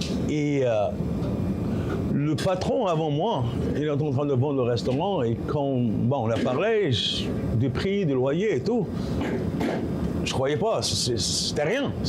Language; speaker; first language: French; non-native, local second language; Arabic